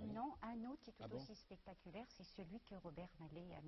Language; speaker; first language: French; native; French